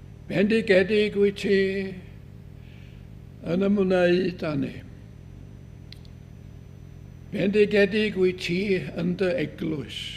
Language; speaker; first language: Welsh; native; Welsh